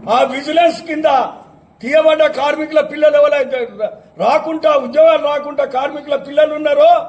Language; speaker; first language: Telugu; native; Telugu